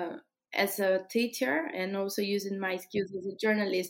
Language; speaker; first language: English; non-native, fluent; Portuguese